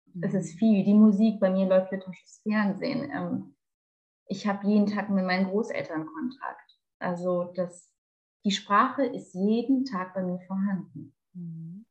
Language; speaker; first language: German; native; German